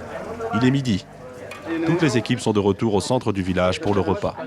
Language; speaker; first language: French; native; French